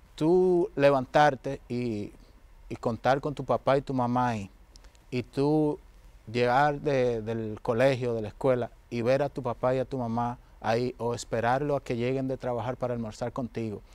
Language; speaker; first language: Spanish; native; Spanish